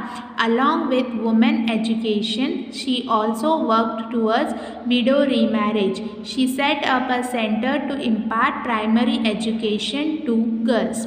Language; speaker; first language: English; non-native, local second language; Hindi